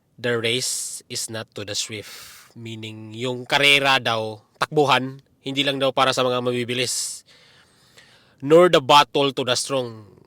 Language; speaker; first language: Filipino; non-native, local second language; Cebuano